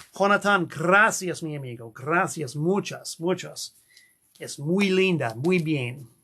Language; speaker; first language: Spanish; non-native, learner; English